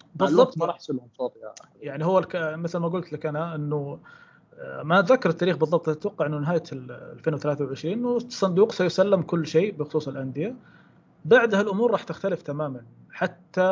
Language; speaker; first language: Arabic; native; Arabic